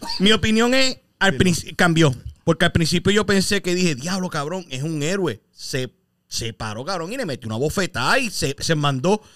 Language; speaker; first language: Spanish; native; Spanish